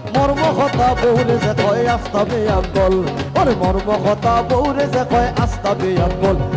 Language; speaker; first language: Bangla; non-native, local second language; Sylheti